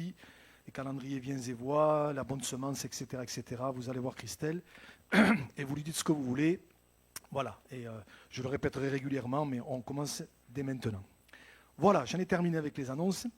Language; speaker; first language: French; native; French